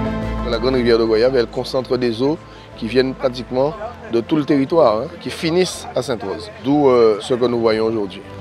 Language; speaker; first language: French; native; French